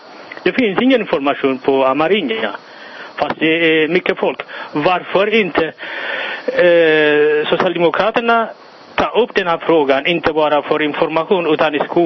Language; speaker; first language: Swedish; non-native, learner; Amharic